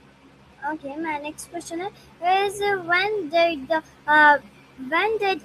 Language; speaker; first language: English; non-native, learner; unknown